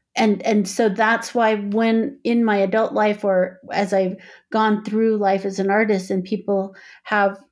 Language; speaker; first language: English; native; English